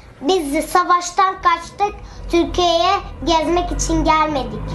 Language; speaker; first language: Turkish; non-native, fluent; Arabic